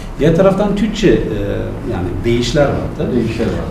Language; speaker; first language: Turkish; non-native, fluent; German